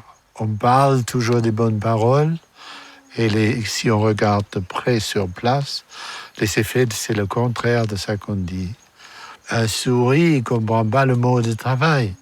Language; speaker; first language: French; non-native, fluent; German